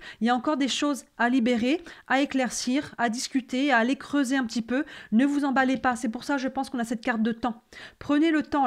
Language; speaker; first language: French; native; French